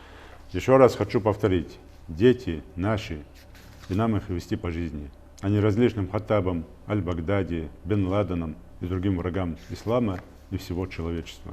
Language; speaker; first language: Russian; non-native, local second language; Ingush